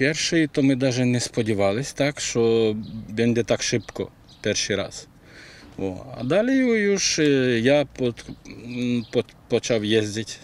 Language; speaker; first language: Polish; non-native, learner; Ukrainian